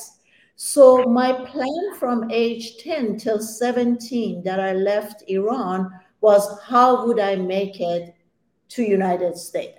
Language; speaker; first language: English; non-native, fluent; Persian